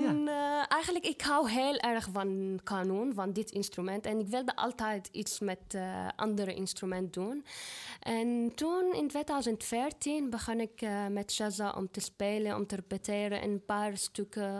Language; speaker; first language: Dutch; non-native, fluent; Arabic